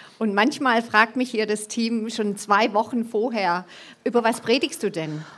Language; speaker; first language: German; native; German